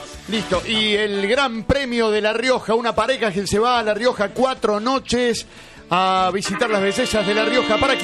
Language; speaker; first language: Spanish; native; Spanish